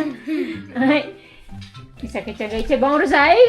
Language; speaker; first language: Japanese; non-native, fluent; Filipino